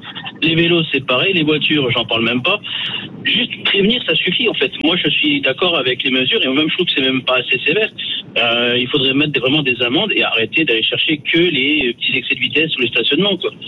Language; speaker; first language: French; native; French